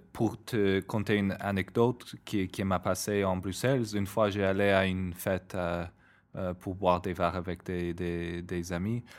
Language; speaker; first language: French; non-native, fluent; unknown